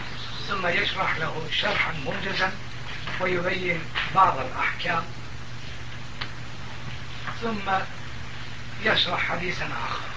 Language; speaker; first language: Arabic; non-native, fluent; Turkish